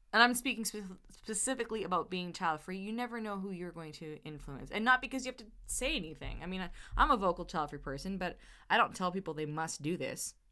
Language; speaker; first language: English; native; English